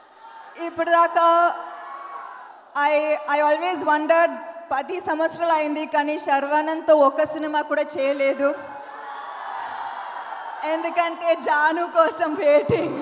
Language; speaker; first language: Telugu; non-native, fluent; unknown